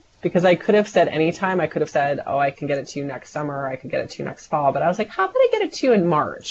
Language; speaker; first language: English; native; English